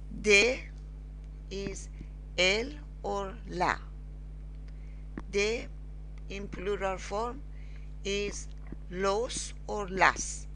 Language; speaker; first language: Spanish; non-native, learner; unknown